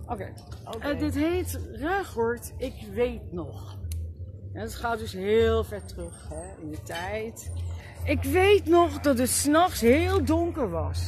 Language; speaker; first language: Dutch; native; Dutch